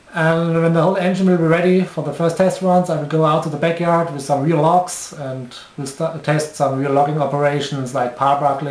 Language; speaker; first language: English; non-native, fluent; German